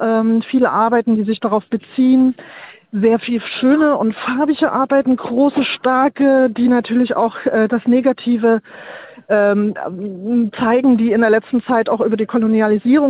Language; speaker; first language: German; native; German